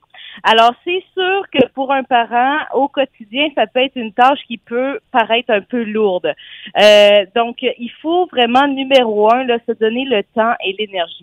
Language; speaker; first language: French; native; French